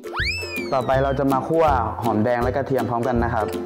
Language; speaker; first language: Thai; native; Thai